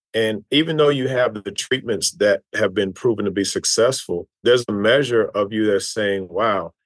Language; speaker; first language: English; native; English